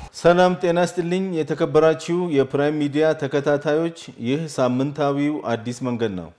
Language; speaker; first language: Amharic; native; Amharic